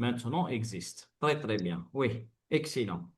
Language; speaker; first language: French; non-native, fluent; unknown